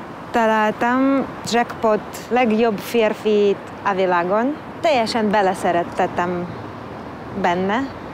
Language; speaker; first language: Hungarian; non-native, learner; Russian